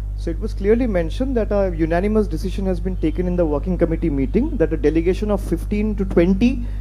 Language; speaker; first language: English; non-native, local second language; Bangla